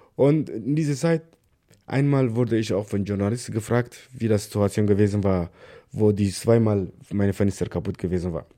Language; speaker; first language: German; non-native, learner; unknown